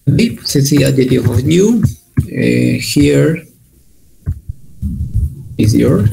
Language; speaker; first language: English; non-native, learner; Spanish